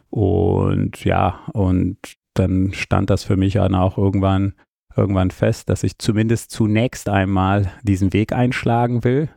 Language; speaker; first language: German; early bilingual, other home language; Armenian